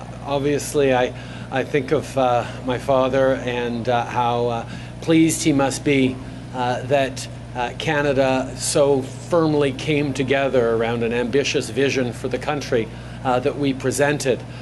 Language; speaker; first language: English; native; English